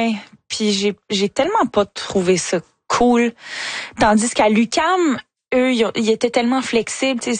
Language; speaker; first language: French; native; French